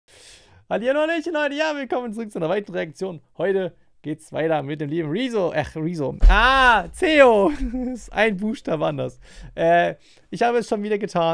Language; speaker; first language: German; native; German